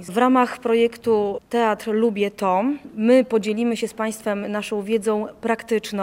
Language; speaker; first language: Polish; native; Polish